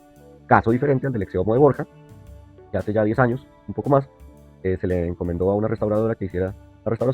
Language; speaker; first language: Spanish; native; Spanish